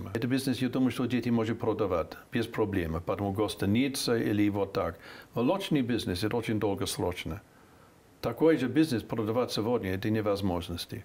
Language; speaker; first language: Russian; non-native, fluent; English